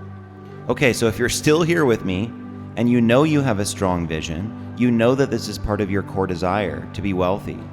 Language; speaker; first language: English; native; English